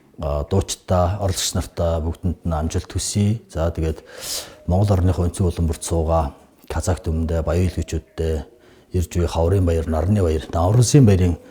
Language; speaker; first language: Mongolian; non-native, local second language; Kazakh